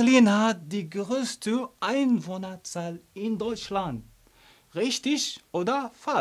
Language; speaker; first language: German; non-native, fluent; Arabic